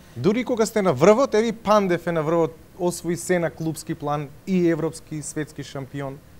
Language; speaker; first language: Macedonian; native; Macedonian